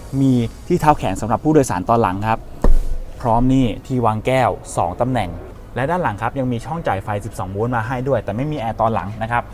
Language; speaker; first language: Thai; native; Thai